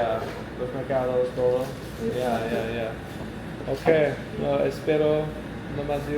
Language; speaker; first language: Spanish; non-native, learner; English